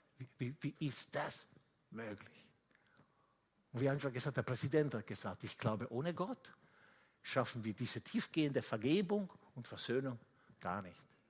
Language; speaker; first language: German; non-native, fluent; Italian